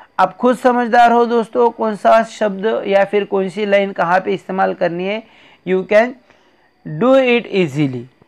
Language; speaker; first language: Hindi; non-native, local second language; Marathi